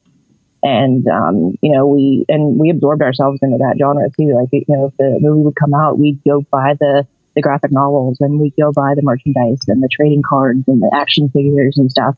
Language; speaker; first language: English; native; English